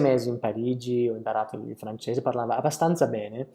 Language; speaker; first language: Italian; non-native, learner; English